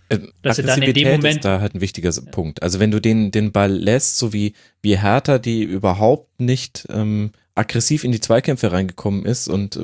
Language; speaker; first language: German; native; German